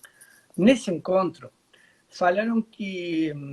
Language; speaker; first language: Portuguese; non-native, learner; Spanish